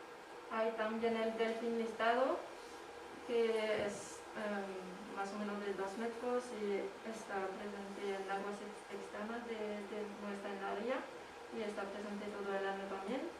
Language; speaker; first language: Spanish; non-native, fluent; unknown